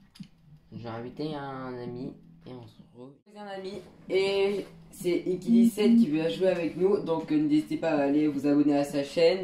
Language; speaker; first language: French; native; French